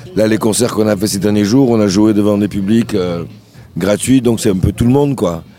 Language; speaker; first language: French; native; French